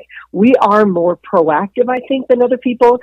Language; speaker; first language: English; native; English